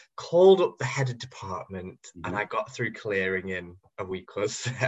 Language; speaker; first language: English; native; English